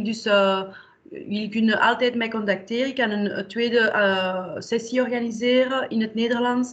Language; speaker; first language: Dutch; non-native, local second language; French